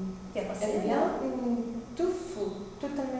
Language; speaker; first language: French; non-native, learner; Spanish